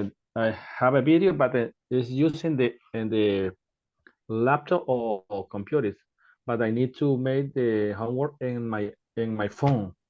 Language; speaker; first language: English; non-native, learner; Spanish